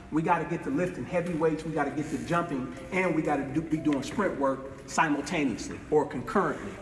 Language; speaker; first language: English; native; English